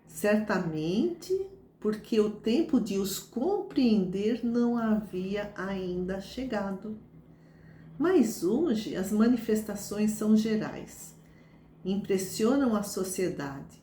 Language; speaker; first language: Portuguese; native; Portuguese